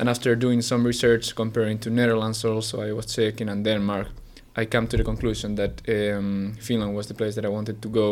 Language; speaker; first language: English; non-native, fluent; Spanish